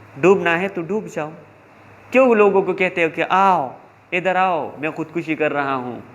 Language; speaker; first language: Urdu; non-native, local second language; Pashto